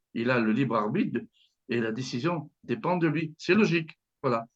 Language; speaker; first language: French; native; French